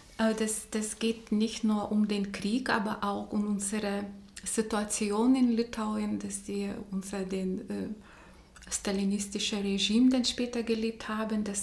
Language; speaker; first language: German; non-native, fluent; Lithuanian